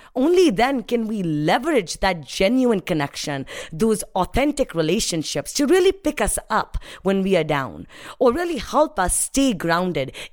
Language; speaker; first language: English; non-native, local second language; Hindi